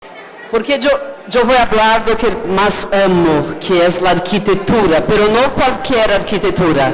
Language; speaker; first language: Spanish; non-native, fluent; Portuguese